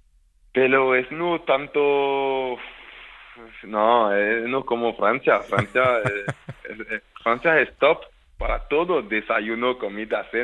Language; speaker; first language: Spanish; non-native, fluent; French